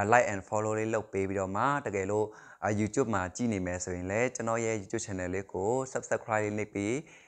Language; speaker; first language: Burmese; non-native, local second language; Shan